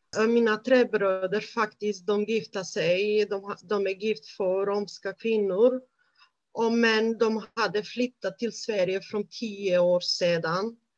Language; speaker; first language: Swedish; non-native, fluent; Romany